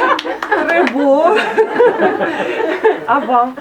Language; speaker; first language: French; non-native, learner; Russian